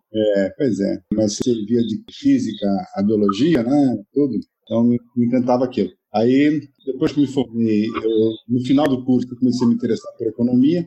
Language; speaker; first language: Portuguese; native; Portuguese